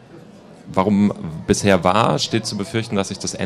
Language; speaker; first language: German; native; German